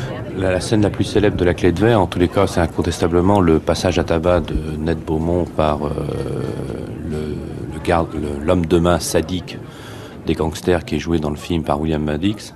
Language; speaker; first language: French; native; French